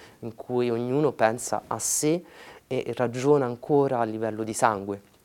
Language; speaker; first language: Italian; early bilingual, other home language; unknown